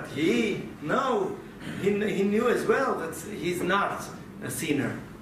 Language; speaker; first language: English; non-native, fluent; Hebrew